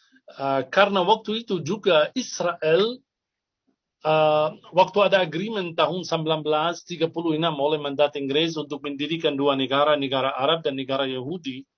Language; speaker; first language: Indonesian; non-native, fluent; Arabic